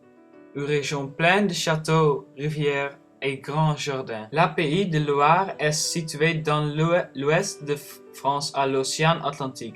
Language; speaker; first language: French; non-native, learner; Dutch